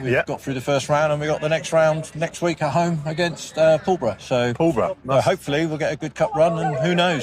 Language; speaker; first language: English; native; English